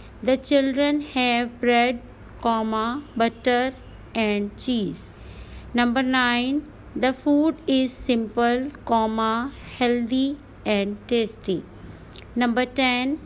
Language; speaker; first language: English; non-native, local second language; Urdu